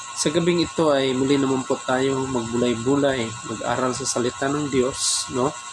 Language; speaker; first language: Filipino; non-native, local second language; Cebuano